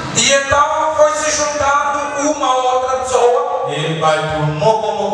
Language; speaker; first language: Portuguese; non-native, fluent; Lingala